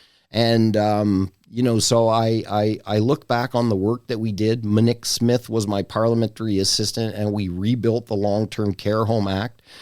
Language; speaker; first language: English; native; English